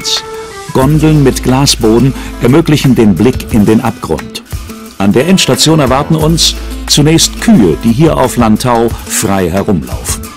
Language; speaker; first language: German; native; German